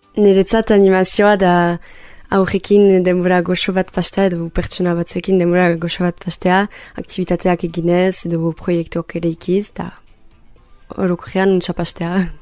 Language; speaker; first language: Basque; native; Basque